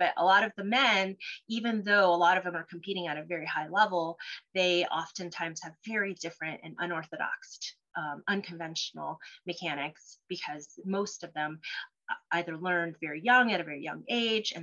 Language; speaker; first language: English; early bilingual, other home language; Cantonese